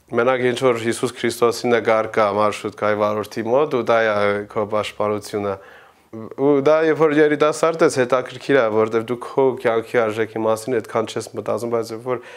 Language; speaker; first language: Armenian; early bilingual, heritage; Armenian